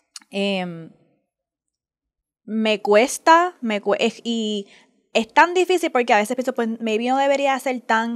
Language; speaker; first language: Spanish; early bilingual, heritage; Spanish